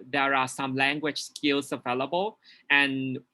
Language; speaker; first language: English; non-native, fluent; Thai